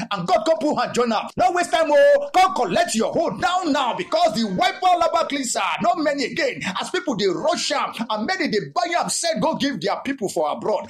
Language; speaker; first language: Nigerian Pidgin; non-native, local second language; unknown